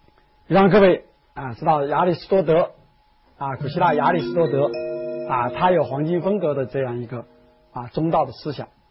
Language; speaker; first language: Chinese; native; Chinese